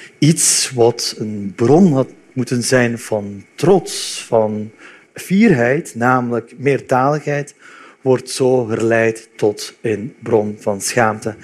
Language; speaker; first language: Dutch; early bilingual, other home language; Turkish